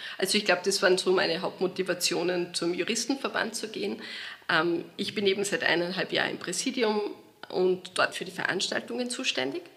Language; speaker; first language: German; native; German